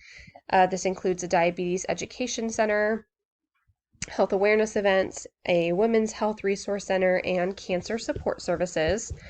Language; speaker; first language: English; native; English